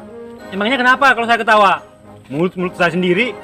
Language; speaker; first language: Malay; non-native, local second language; Buginese